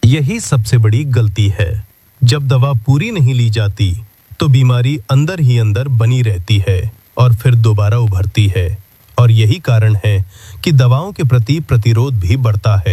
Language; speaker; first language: Hindi; native; Hindi